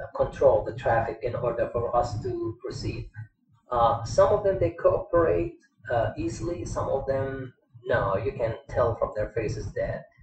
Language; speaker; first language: English; non-native, fluent; Arabic